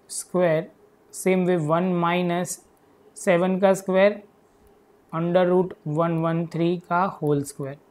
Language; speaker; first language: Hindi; non-native, local second language; Gujarati